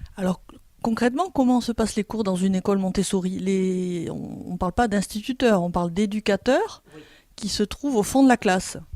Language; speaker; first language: French; native; French